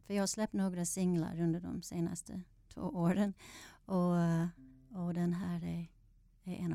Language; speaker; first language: Swedish; non-native, fluent; English